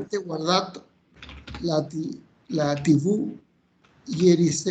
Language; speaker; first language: Italian; non-native, learner; Spanish